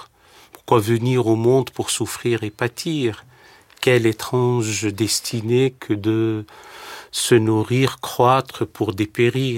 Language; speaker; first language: French; native; French